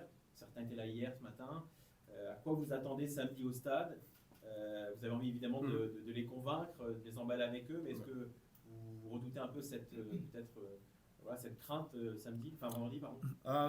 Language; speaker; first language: French; native; French